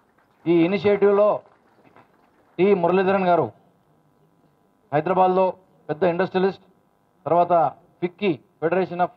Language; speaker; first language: Telugu; native; Telugu